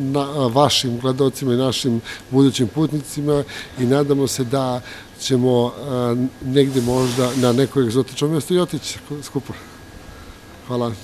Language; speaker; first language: Croatian; native; Croatian